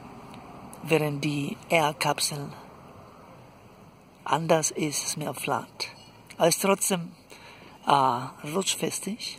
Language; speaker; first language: German; non-native, fluent; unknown